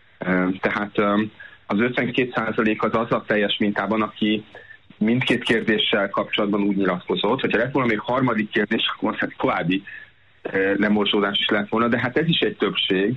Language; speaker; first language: Hungarian; native; Hungarian